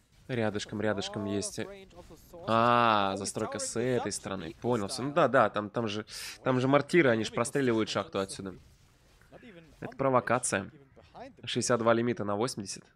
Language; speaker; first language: Russian; native; Russian